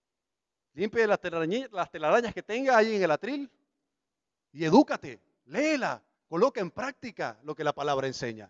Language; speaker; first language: Spanish; native; Spanish